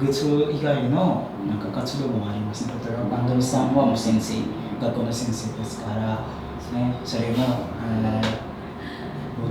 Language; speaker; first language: Japanese; non-native, fluent; Indonesian